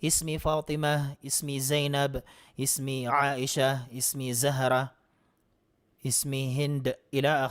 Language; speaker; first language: Arabic; non-native, fluent; Filipino